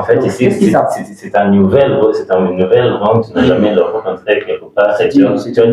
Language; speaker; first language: French; non-native, learner; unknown